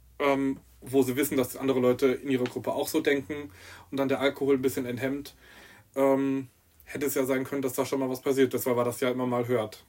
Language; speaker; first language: German; native; German